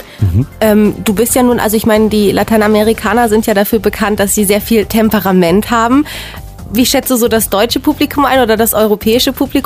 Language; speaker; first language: German; native; German